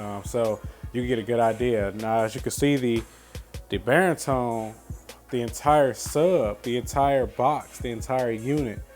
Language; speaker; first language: English; native; English